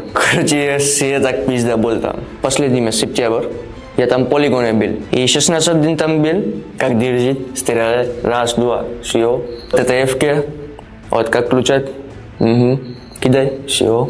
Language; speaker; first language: Russian; non-native, learner; Gujarati